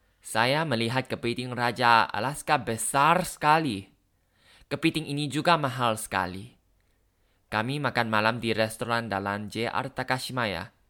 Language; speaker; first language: Indonesian; non-native, learner; Thai